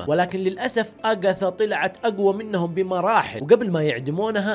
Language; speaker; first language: Arabic; native; Arabic